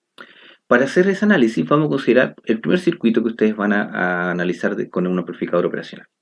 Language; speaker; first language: Spanish; native; Spanish